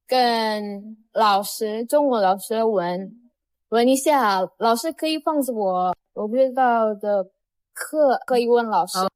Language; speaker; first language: Chinese; non-native, fluent; Indonesian